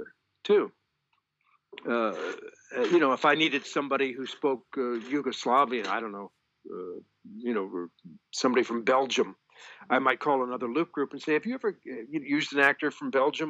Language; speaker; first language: English; native; English